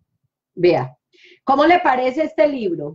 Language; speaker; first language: Spanish; native; Spanish